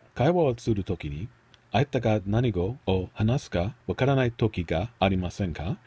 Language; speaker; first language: Japanese; non-native, learner; English